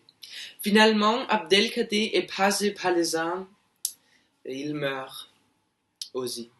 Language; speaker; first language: French; non-native, learner; Norwegian